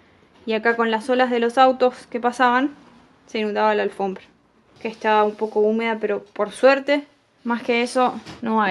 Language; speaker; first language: Spanish; native; Spanish